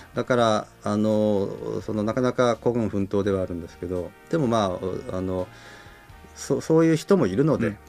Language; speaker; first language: Japanese; native; Japanese